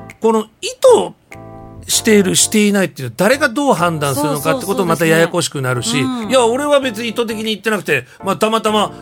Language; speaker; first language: Japanese; native; Japanese